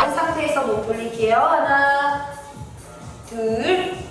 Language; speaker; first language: Korean; native; Korean